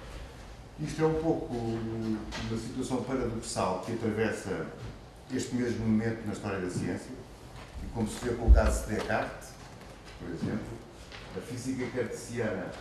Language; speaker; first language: Portuguese; native; Portuguese